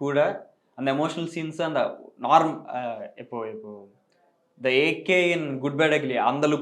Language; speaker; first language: Tamil; non-native, learner; Telugu